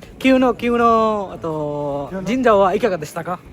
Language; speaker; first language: Japanese; non-native, learner; Bangla